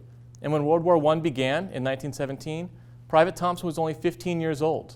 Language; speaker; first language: English; native; English